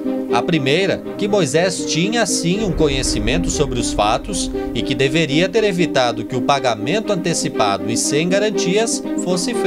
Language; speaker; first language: Portuguese; native; Portuguese